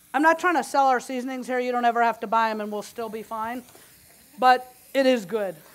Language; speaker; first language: English; native; English